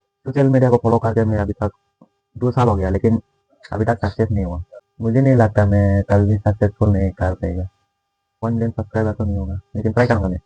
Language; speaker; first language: Hindi; non-native, local second language; Kok Borok